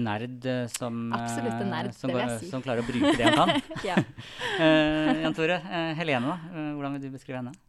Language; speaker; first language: Norwegian; native; Norwegian